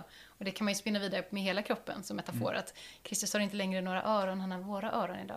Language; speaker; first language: Swedish; native; Swedish